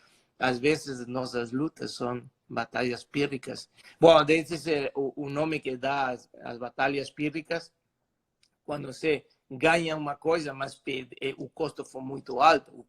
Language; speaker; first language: Portuguese; non-native, fluent; Spanish